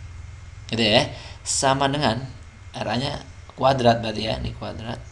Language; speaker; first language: Indonesian; native; Indonesian